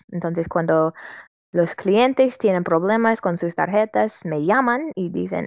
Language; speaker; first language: Spanish; non-native, fluent; English